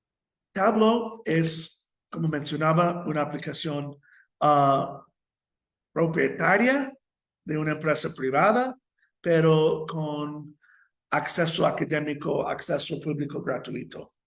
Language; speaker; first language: Spanish; non-native, fluent; English